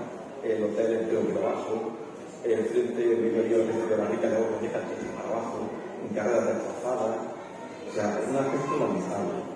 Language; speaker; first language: Spanish; native; Spanish